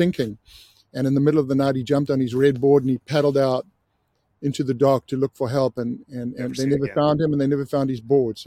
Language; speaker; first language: English; native; English